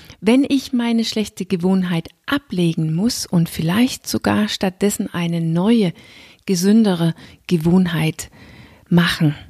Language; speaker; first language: German; non-native, fluent; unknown